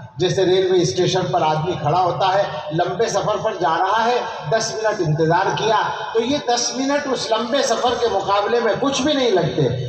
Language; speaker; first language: Urdu; native; Urdu